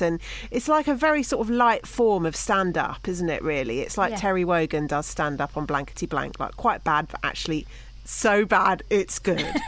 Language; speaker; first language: English; native; English